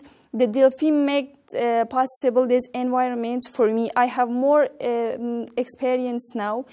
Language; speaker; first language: English; non-native, learner; Persian